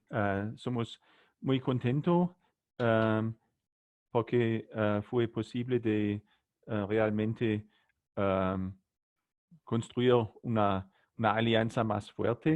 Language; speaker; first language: Spanish; non-native, learner; German